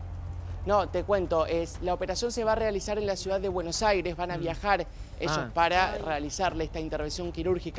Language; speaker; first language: Spanish; native; Spanish